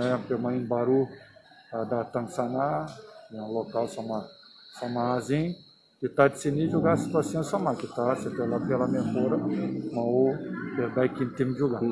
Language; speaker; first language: Indonesian; non-native, fluent; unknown